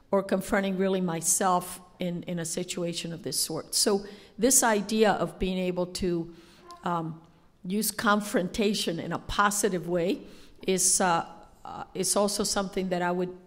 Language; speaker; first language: English; non-native, fluent; Spanish